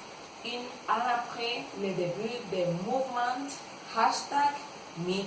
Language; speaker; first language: French; non-native, learner; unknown